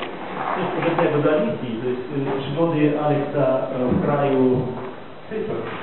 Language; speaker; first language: Polish; non-native, learner; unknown